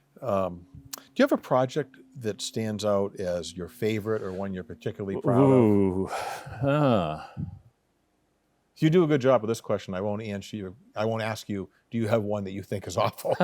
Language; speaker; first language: English; native; English